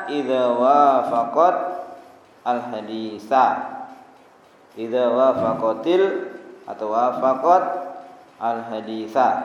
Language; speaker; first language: Arabic; non-native, fluent; Indonesian